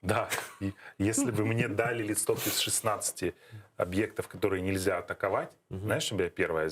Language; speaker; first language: Russian; native; Russian